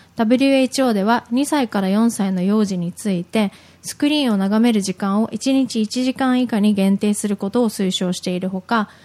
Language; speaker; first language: Japanese; early bilingual, heritage; Japanese